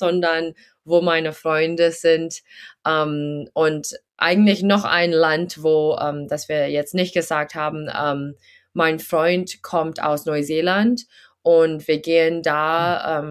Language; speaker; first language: German; early bilingual, heritage; German